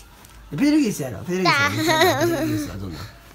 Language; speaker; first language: Japanese; native; Japanese